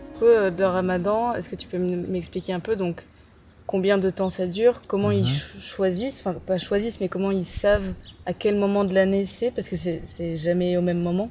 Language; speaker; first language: French; native; French